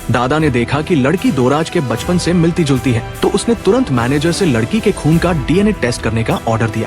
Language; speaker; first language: Hindi; native; Hindi